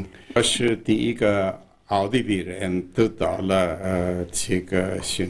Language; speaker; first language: Chinese; non-native, fluent; German